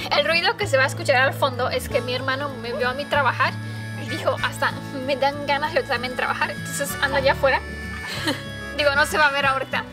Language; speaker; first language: Spanish; non-native, fluent; Romanian